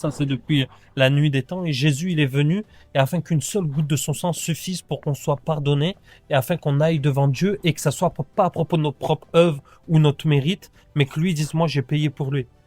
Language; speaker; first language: French; native; French